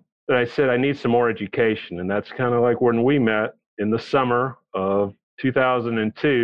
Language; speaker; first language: English; native; English